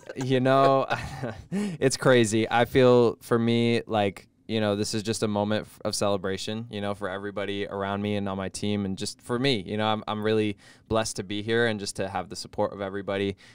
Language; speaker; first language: English; native; English